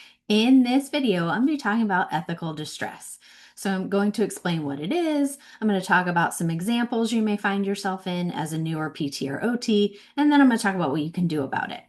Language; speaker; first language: English; native; English